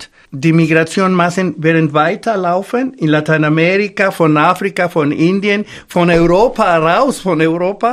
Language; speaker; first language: German; non-native, learner; Spanish